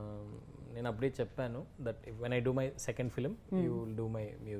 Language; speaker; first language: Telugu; non-native, learner; Tamil